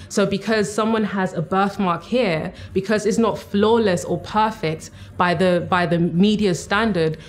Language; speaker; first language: English; native; English